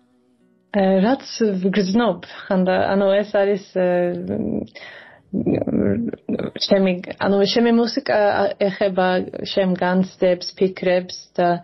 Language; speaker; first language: Georgian; early bilingual, heritage; Swedish